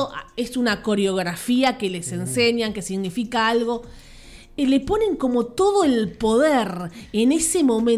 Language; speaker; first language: Spanish; native; Spanish